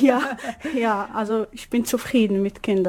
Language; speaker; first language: German; non-native, learner; Arabic